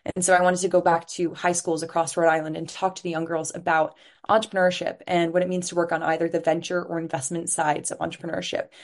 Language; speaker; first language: English; native; English